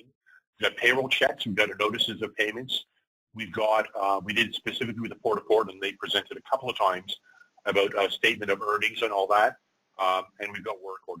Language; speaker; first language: English; native; English